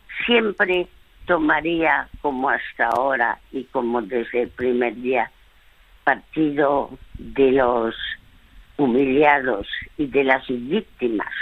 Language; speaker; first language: Spanish; early bilingual, other home language; French